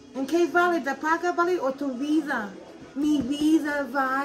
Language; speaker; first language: Spanish; non-native, learner; English